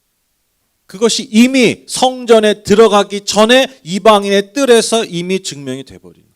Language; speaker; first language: Korean; native; Korean